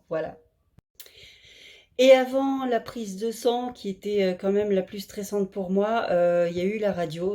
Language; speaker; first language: French; native; French